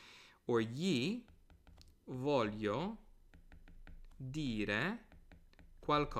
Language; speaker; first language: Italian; non-native, fluent; English